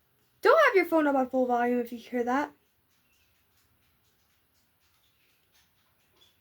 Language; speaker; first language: English; native; English